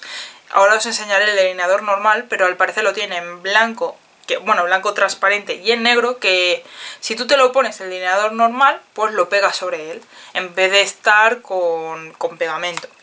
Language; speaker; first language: Spanish; native; Spanish